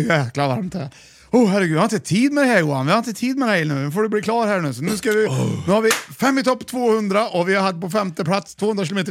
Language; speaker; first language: Swedish; native; Swedish